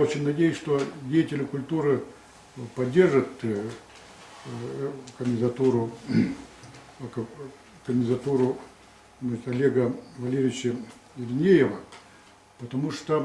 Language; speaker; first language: Russian; non-native, local second language; Yakut